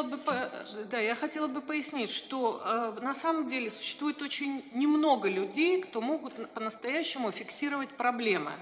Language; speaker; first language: Russian; native; Russian